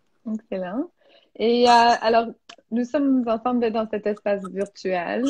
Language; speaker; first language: French; non-native, fluent; English